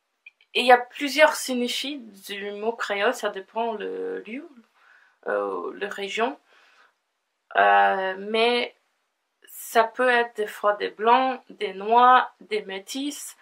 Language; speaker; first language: French; non-native, fluent; English